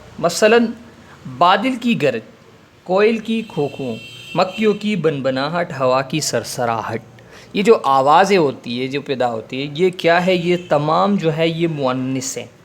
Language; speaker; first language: Urdu; non-native, local second language; Pashto